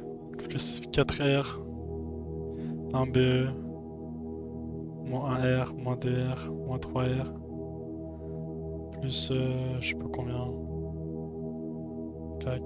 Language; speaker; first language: French; native; French